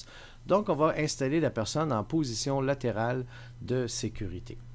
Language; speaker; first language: French; native; French